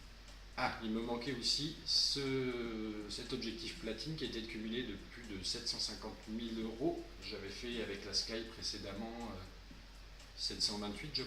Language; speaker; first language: French; native; French